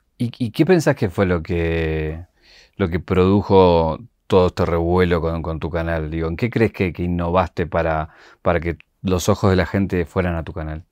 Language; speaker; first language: Spanish; native; Spanish